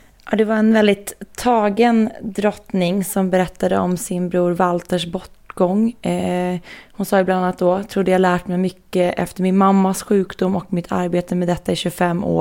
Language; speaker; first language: Swedish; native; Swedish